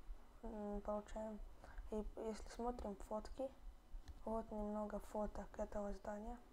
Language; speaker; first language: Russian; early bilingual, heritage; Russian